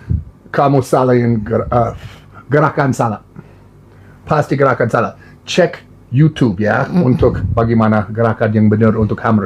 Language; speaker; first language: Indonesian; non-native, learner; English